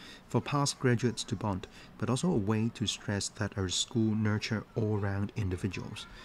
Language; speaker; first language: English; non-native, local second language; Cantonese